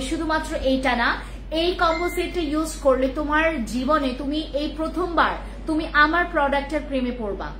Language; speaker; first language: Bangla; non-native, local second language; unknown